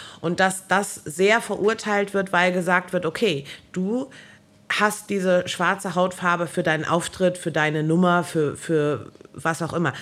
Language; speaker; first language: German; native; German